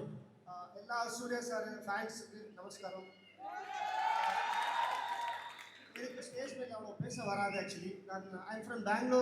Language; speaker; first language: Tamil; non-native, local second language; Kannada